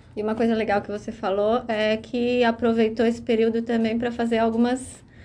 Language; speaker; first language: Portuguese; native; Portuguese